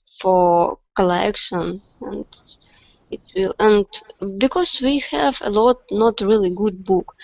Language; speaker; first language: English; non-native, learner; Russian